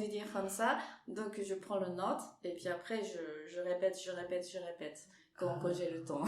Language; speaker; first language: French; non-native, fluent; Japanese